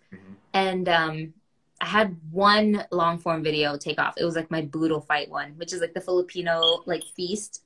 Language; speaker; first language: English; early bilingual, other home language; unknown